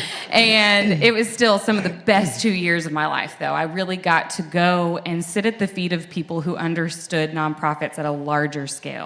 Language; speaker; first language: English; native; English